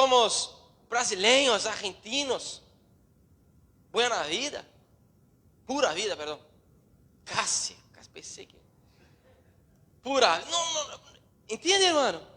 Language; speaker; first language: Spanish; non-native, learner; Portuguese